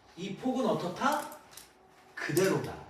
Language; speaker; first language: Korean; native; Korean